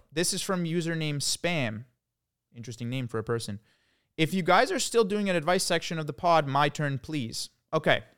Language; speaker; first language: English; early bilingual, other home language; Croatian